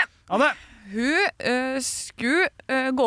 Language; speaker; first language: Norwegian; native; Norwegian